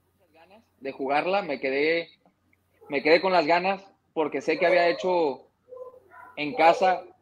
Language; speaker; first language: Spanish; early bilingual, heritage; Spanish